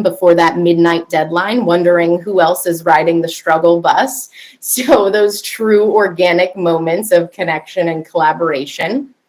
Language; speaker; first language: English; native; English